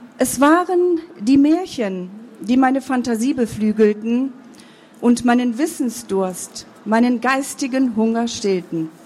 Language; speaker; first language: German; early bilingual, other home language; Kurdish